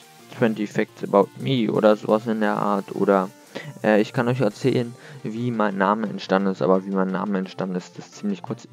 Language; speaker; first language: German; native; German